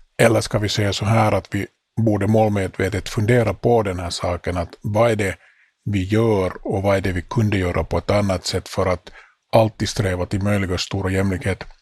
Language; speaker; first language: Swedish; native; Swedish